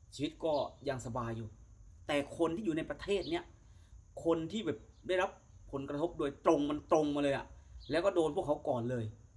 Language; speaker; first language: Thai; native; Thai